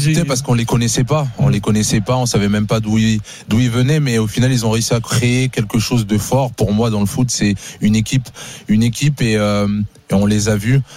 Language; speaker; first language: French; native; French